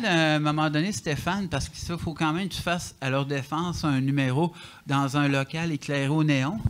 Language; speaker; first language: French; native; French